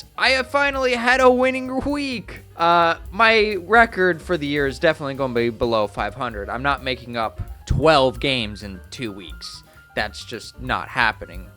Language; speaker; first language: English; native; English